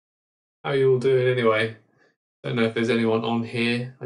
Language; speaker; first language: English; native; English